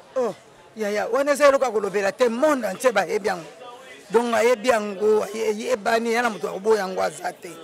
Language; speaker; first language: Lingala; native; Lingala